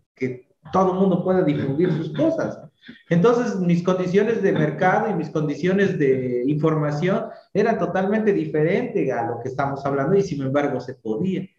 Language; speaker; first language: Spanish; native; Spanish